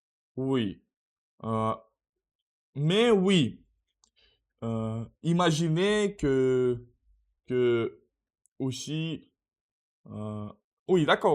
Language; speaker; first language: French; non-native, learner; Russian